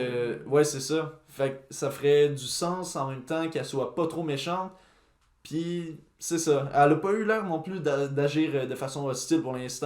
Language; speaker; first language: French; native; French